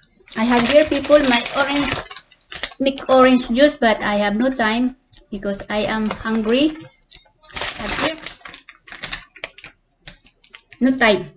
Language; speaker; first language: English; non-native, learner; Cebuano